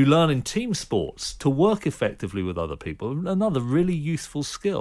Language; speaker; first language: English; native; English